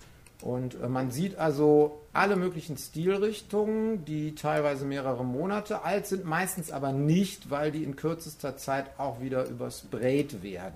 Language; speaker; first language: German; native; German